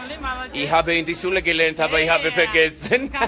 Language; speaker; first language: German; non-native, learner; Georgian